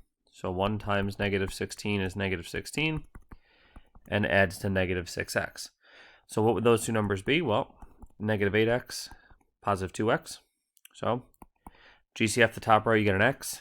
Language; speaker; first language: English; native; English